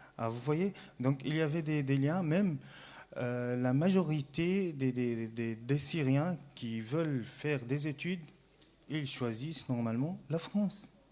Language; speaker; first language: French; non-native, fluent; Arabic